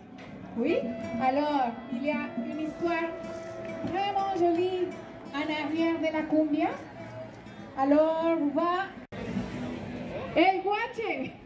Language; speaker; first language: French; non-native, fluent; Spanish